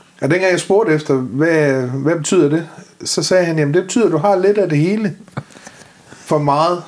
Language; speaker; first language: Danish; native; Danish